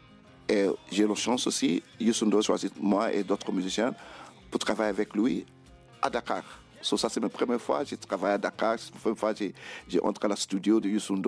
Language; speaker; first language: French; non-native, fluent; Krio